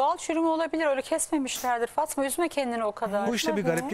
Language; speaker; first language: Turkish; native; Turkish